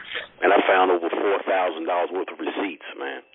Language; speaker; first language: English; native; English